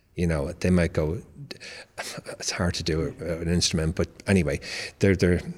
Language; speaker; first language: English; native; English